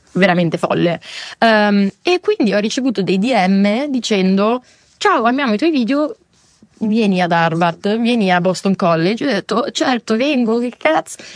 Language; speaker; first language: Italian; native; Italian